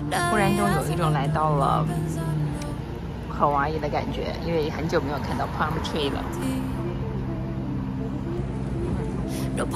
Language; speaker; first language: Chinese; native; Chinese